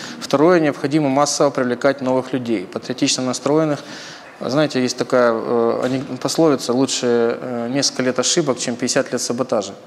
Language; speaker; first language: Russian; native; Russian